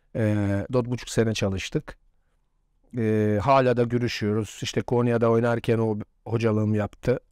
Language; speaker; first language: Turkish; non-native, fluent; Bosnian